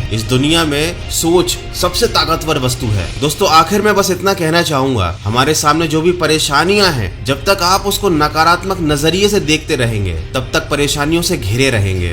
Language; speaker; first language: Hindi; native; Hindi